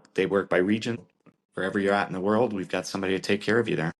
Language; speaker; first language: English; native; English